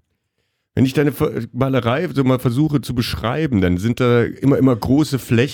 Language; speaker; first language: German; native; German